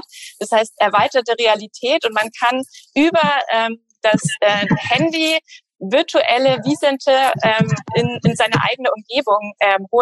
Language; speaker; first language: German; native; German